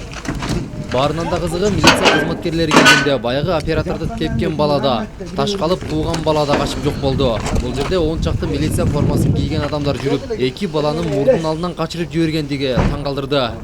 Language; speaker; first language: Kyrgyz; native; Kyrgyz